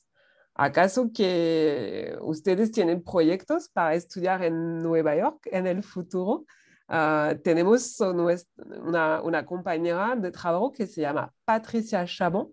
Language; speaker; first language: Spanish; non-native, fluent; French